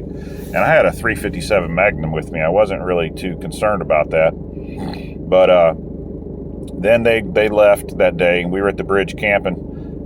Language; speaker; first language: English; native; English